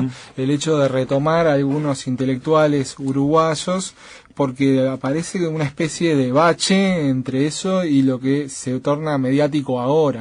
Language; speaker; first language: Spanish; native; Spanish